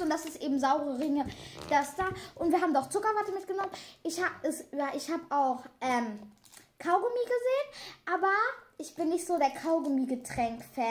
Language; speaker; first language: German; native; German